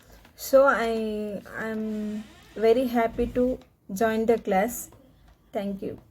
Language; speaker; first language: English; non-native, learner; Kannada